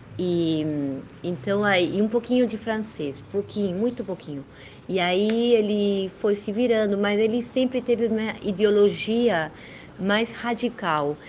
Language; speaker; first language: Portuguese; early bilingual, heritage; Portuguese